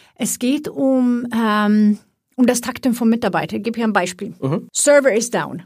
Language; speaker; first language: German; non-native, fluent; Swedish